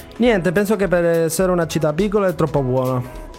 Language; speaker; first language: Italian; non-native, learner; Spanish